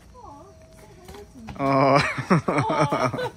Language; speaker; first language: English; non-native, fluent; Spanish